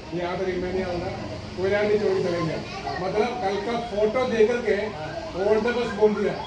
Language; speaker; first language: Hindi; non-native, local second language; Malayalam